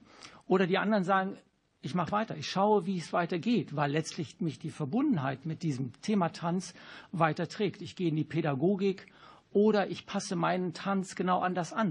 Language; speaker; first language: German; native; German